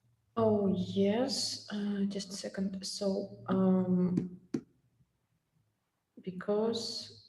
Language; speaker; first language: English; non-native, fluent; Russian